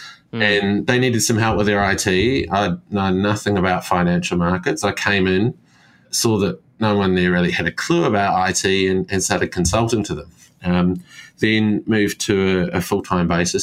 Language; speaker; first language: English; native; English